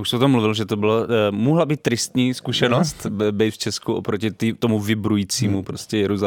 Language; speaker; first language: Czech; native; Czech